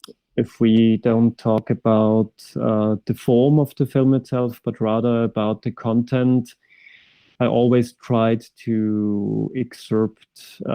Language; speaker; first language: English; non-native, fluent; German